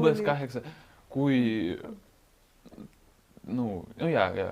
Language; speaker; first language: Estonian; non-native, local second language; Russian